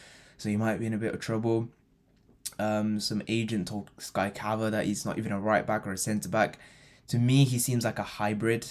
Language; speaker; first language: English; native; English